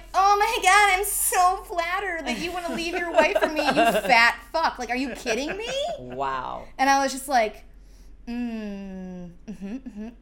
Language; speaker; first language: English; native; English